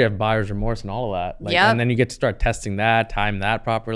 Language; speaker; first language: English; native; English